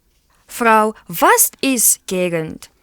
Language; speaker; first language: German; non-native, learner; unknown